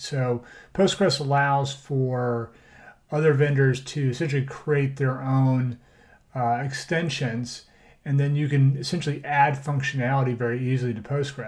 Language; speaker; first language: English; native; English